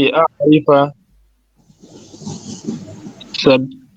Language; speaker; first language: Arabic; non-native, learner; French